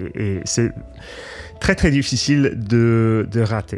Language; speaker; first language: French; non-native, fluent; English